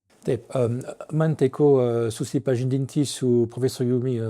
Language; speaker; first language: Lithuanian; non-native, fluent; French